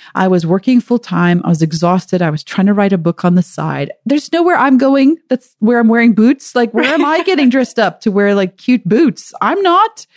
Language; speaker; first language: English; native; English